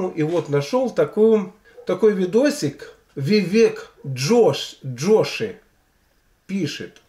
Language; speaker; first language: Russian; native; Russian